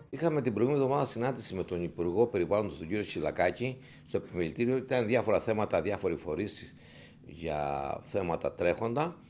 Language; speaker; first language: Greek; native; Greek